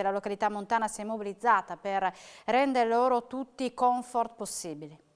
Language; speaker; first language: Italian; native; Italian